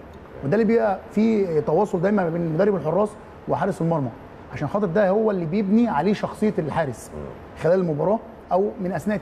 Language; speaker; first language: Arabic; native; Arabic